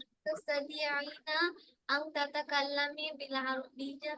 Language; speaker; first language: Arabic; non-native, learner; Bangla